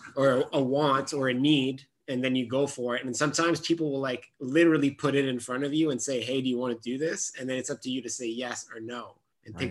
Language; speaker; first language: English; non-native, fluent; French